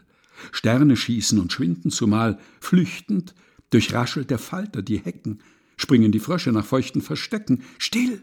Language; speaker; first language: German; native; German